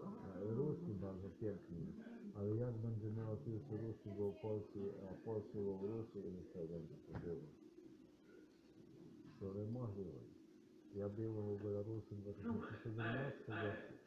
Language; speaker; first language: Polish; non-native, learner; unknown